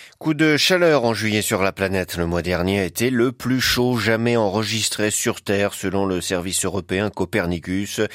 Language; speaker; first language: French; native; French